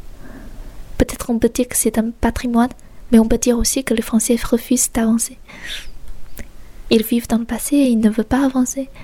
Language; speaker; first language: French; non-native, fluent; Chinese